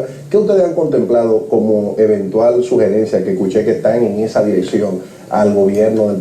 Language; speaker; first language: Spanish; native; Spanish